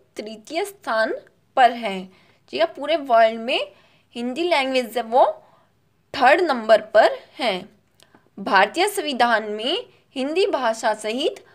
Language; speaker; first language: Hindi; native; Hindi